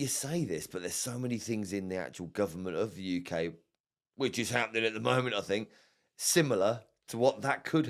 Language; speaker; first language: English; native; English